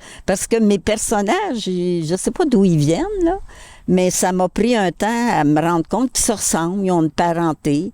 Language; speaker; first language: French; native; French